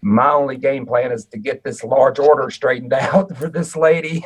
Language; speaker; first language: English; native; English